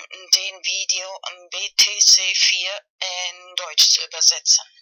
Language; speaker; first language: German; non-native, fluent; Spanish